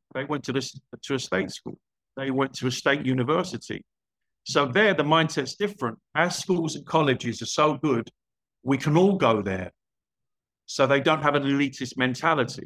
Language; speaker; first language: English; native; English